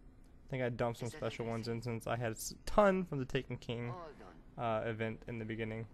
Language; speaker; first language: English; native; English